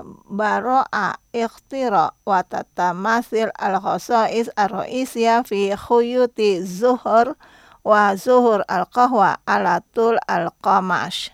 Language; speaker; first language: Arabic; non-native, fluent; Indonesian